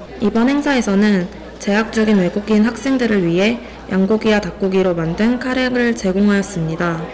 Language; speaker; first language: Korean; native; Korean